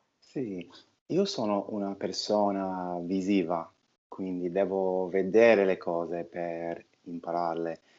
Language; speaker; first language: Italian; non-native, fluent; English